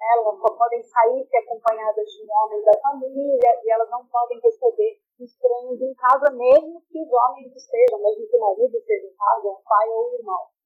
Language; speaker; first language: Portuguese; native; Portuguese